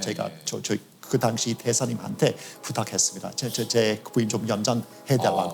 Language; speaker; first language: Korean; non-native, fluent; English